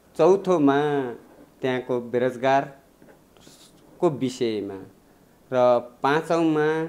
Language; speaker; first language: Nepali; native; Nepali